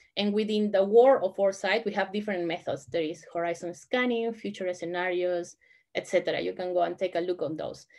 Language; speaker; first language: English; non-native, fluent; Spanish